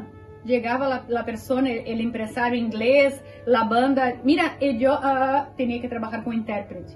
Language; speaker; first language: Spanish; non-native, fluent; Portuguese